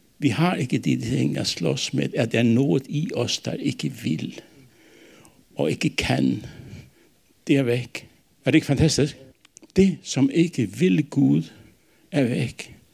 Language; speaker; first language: Danish; non-native, local second language; Faroese